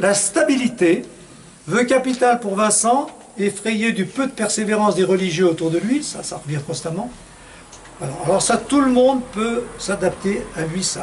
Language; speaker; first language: French; native; French